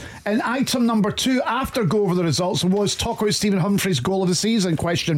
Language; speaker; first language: English; native; English